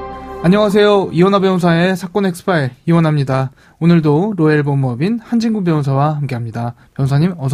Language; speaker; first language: Korean; native; Korean